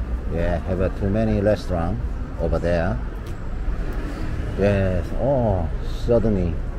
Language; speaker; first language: English; non-native, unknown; Korean